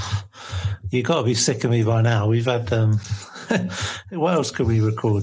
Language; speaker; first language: English; native; English